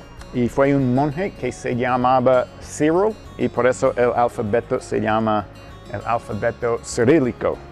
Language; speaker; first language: Spanish; non-native, fluent; English